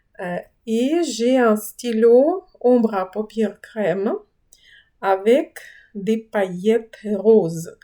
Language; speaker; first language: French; non-native, fluent; Ukrainian